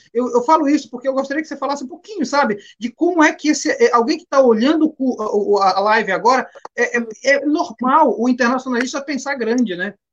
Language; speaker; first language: Portuguese; native; Portuguese